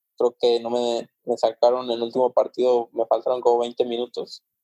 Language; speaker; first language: Spanish; native; Spanish